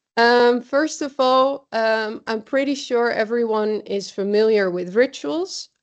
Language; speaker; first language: English; non-native, fluent; Dutch